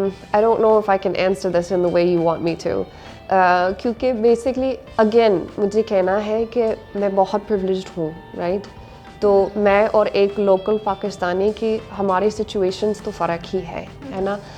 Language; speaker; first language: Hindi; non-native, learner; English